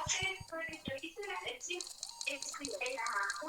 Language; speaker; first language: Finnish; non-native, learner; Estonian